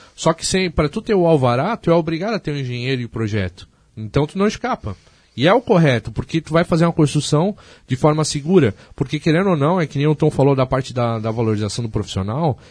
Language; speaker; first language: Portuguese; native; Portuguese